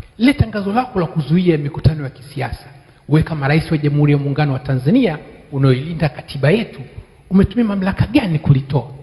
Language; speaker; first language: Swahili; non-native, local second language; Sukuma